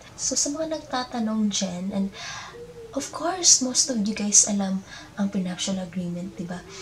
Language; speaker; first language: Filipino; native; Filipino